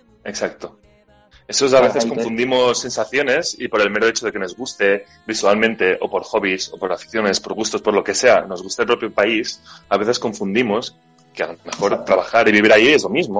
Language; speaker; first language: Spanish; native; Spanish